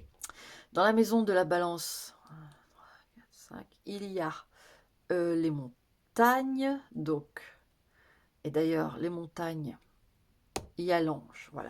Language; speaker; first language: French; native; French